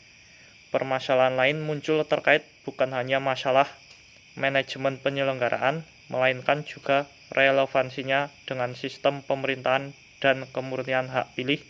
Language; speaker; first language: Indonesian; native; Indonesian